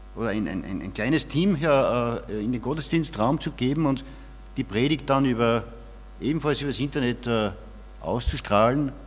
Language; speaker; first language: German; native; German